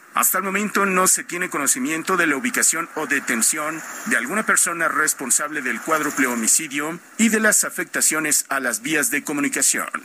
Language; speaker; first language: Spanish; native; Spanish